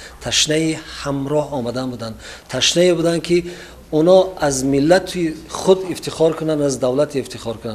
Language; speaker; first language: Persian; native; Persian